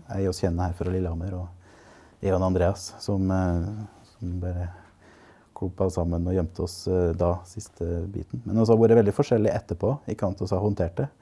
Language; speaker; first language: Norwegian; native; Norwegian